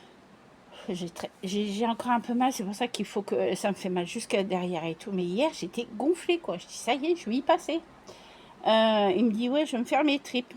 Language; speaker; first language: French; native; French